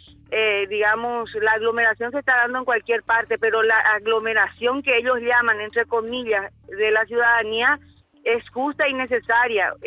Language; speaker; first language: Spanish; native; Spanish